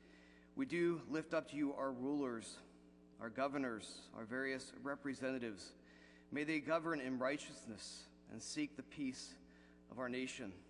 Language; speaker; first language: English; native; English